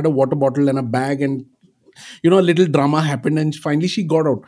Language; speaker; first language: English; non-native, local second language; Marathi